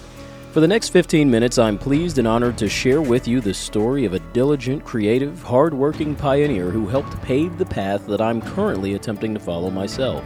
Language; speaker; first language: English; native; English